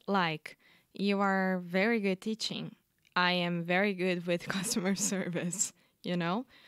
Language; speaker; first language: English; non-native, fluent; Portuguese